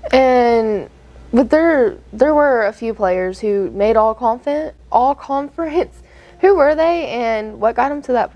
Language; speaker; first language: English; native; English